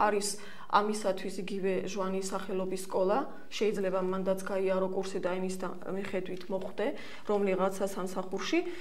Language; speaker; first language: Georgian; non-native, local second language; Armenian